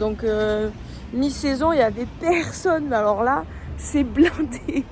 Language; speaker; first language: French; native; French